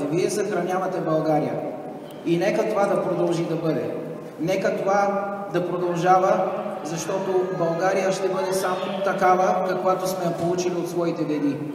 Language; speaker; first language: Bulgarian; native; Bulgarian